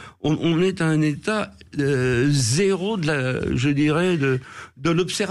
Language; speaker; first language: French; native; French